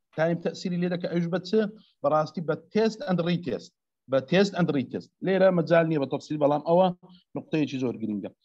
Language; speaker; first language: Central Kurdish; native; Central Kurdish